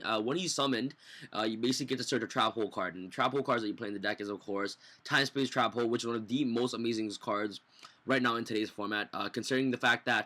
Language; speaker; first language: English; native; English